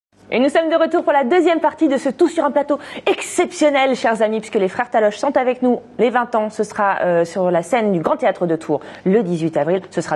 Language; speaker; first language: French; native; French